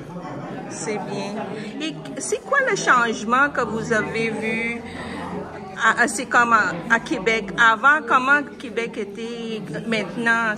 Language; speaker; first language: French; non-native, learner; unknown